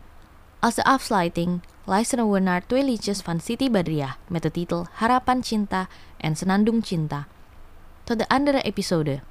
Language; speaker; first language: Dutch; non-native, fluent; Indonesian